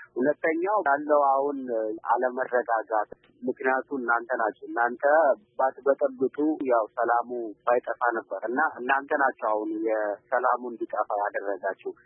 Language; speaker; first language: Amharic; non-native, local second language; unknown